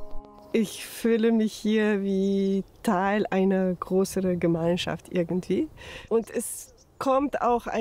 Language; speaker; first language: German; non-native, fluent; Slovenian